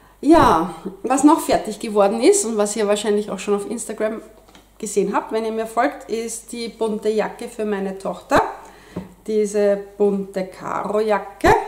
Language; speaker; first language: German; native; German